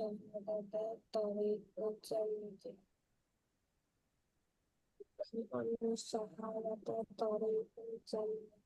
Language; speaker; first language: Arabic; non-native, learner; Bangla